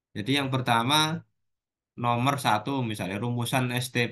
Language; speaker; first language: Indonesian; non-native, local second language; Javanese